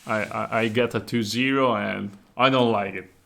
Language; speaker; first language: English; non-native, fluent; Italian